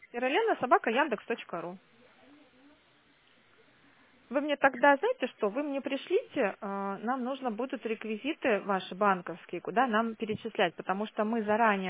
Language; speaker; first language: Russian; native; Russian